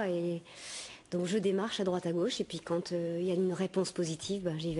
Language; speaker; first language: French; native; French